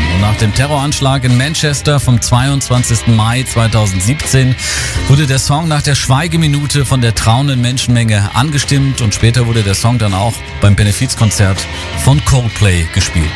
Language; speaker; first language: German; native; German